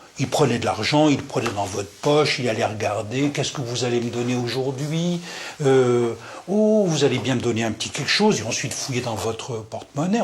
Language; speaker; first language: French; native; French